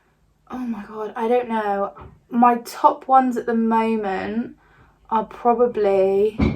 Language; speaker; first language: English; native; English